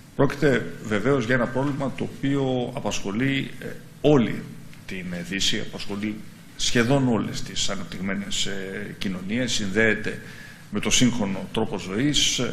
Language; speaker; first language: Greek; native; Greek